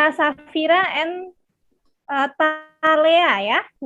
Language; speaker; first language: English; non-native, learner; Indonesian